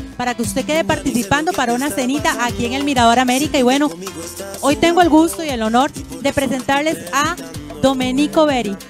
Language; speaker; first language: Spanish; native; Spanish